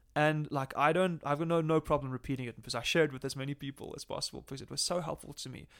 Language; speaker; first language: English; native; English